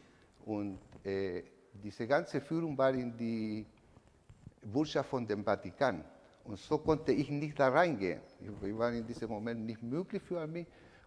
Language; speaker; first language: German; non-native, learner; Spanish